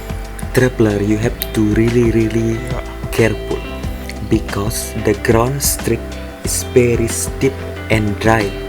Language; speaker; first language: English; non-native, fluent; Indonesian